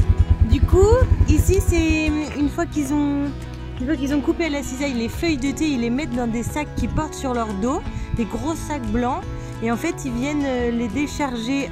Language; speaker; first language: French; native; French